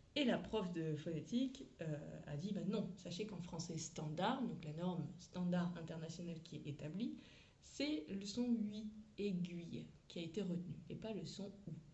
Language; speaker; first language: French; native; French